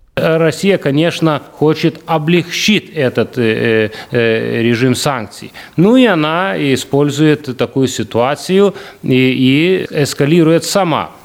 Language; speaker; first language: Russian; non-native, local second language; Lithuanian